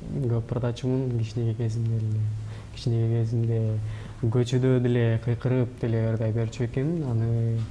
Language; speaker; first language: Kyrgyz; native; Kyrgyz